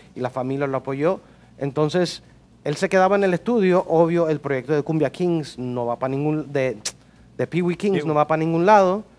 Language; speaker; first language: Spanish; early bilingual, heritage; Spanish